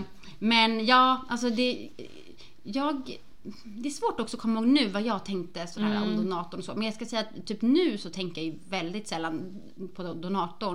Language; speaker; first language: Swedish; native; Swedish